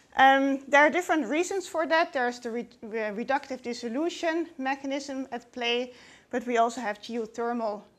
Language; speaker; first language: English; non-native, fluent; Dutch